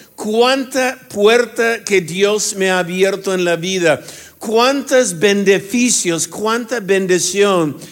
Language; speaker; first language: Spanish; non-native, fluent; English